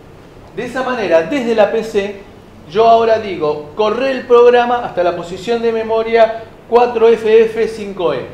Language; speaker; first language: Spanish; native; Spanish